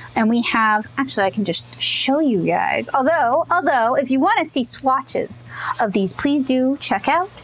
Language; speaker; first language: English; native; English